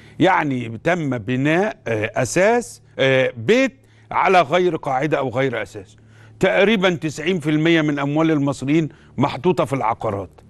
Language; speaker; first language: Arabic; native; Arabic